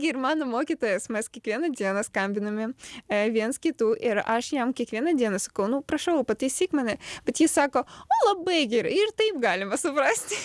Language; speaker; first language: Lithuanian; non-native, learner; Ukrainian